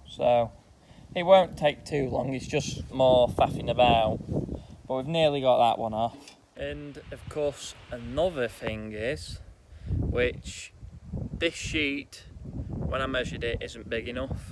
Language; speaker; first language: English; native; English